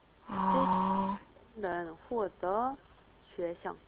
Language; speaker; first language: Chinese; non-native, learner; Korean